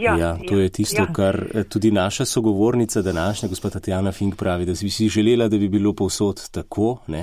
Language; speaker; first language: Slovenian; native; Slovenian